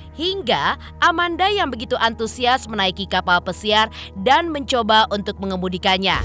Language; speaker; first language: Indonesian; native; Indonesian